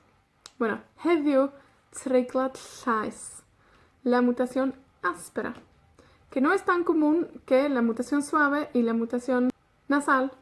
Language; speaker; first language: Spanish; non-native, fluent; Welsh